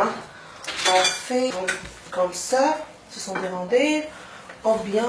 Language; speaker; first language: French; non-native, local second language; Arabic